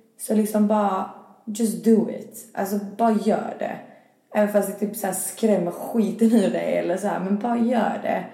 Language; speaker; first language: Swedish; early bilingual, other home language; Albanian